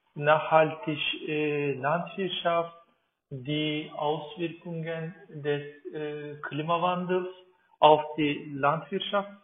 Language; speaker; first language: German; non-native, fluent; Turkish